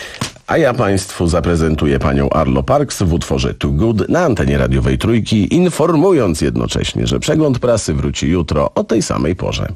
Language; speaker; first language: Polish; native; Polish